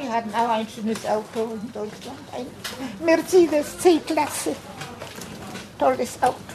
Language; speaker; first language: German; non-native, fluent; Polish